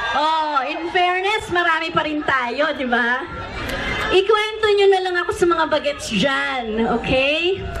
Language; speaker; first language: Filipino; native; Filipino